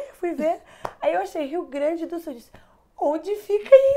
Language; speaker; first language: Portuguese; non-native, local second language; Kabuverdianu